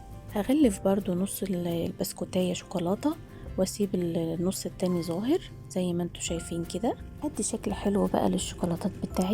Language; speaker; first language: Arabic; native; Arabic